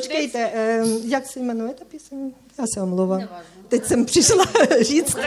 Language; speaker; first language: Czech; non-native, fluent; Ukrainian